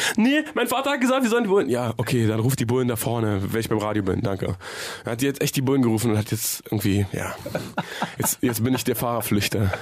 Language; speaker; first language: German; native; German